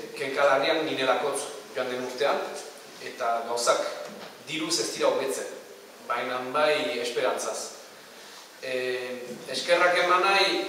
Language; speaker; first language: Basque; native; Basque